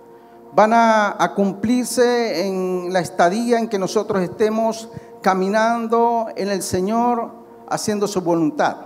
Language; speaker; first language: Spanish; native; Spanish